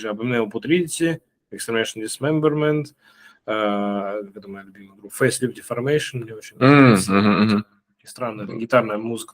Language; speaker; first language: Russian; native; Russian